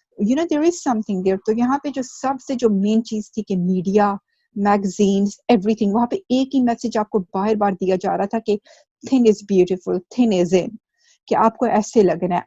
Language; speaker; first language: Urdu; early bilingual, heritage; Urdu